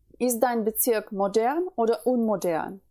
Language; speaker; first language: German; non-native, fluent; Ukrainian